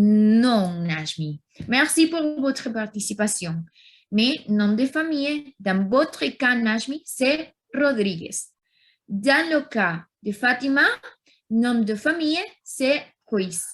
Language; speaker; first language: French; non-native, learner; Spanish